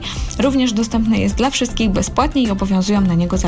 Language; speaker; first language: Polish; native; Polish